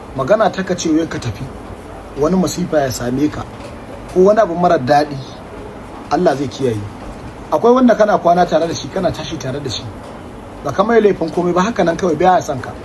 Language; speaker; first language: Hausa; native; Hausa